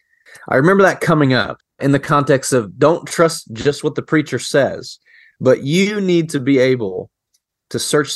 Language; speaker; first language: English; native; English